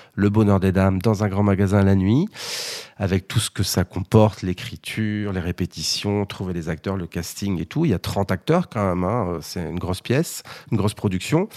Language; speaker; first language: French; native; French